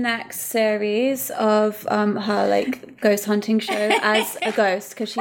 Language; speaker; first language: English; native; English